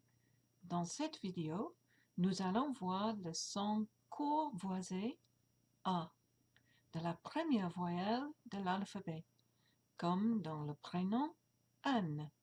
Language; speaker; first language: French; non-native, fluent; English